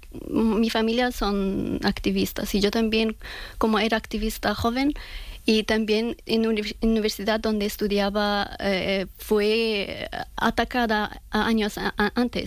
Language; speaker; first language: Spanish; non-native, learner; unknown